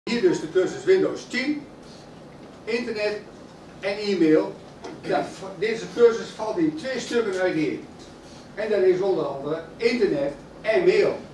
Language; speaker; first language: Dutch; native; Dutch